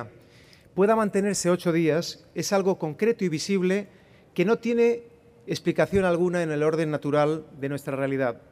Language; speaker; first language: Spanish; native; Spanish